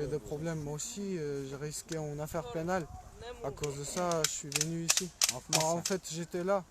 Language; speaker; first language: French; non-native, learner; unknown